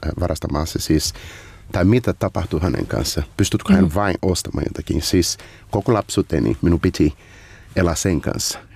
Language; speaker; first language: Finnish; non-native, learner; Portuguese